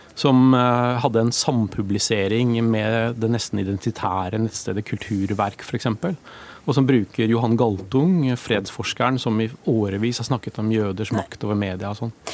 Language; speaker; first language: Norwegian; native; Norwegian